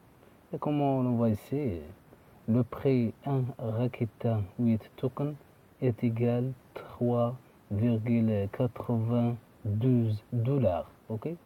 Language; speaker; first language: French; non-native, fluent; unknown